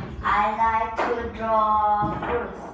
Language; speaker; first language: English; non-native, learner; Vietnamese